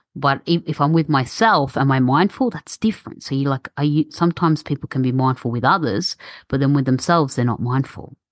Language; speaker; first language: English; native; English